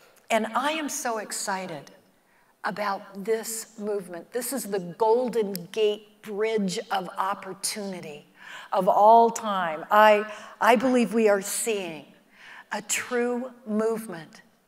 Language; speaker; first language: English; native; English